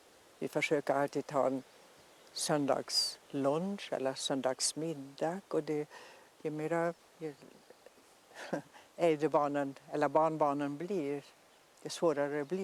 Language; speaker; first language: Swedish; non-native, fluent; German